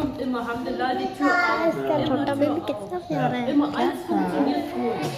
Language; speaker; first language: German; non-native, learner; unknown